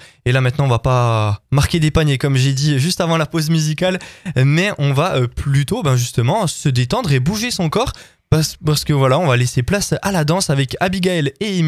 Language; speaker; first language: French; native; French